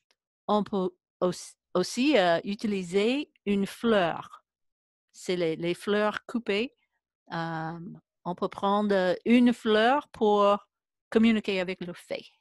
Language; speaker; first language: French; non-native, learner; English